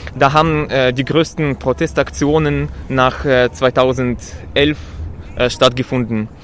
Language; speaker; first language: German; non-native, fluent; Russian